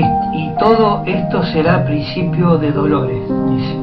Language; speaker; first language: Spanish; native; Spanish